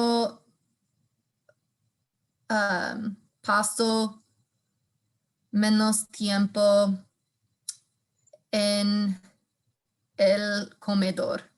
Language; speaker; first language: Spanish; non-native, learner; English